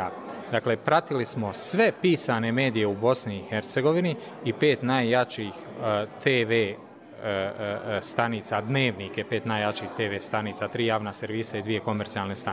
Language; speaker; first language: Croatian; native; Croatian